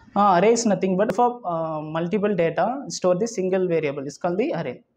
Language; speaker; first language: English; non-native, local second language; Tamil